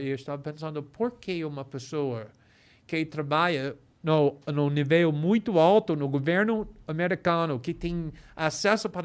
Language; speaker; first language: Portuguese; non-native, fluent; English